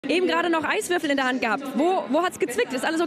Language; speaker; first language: German; native; German